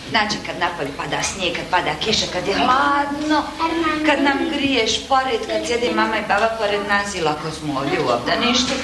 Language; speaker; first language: Serbian; native; Serbian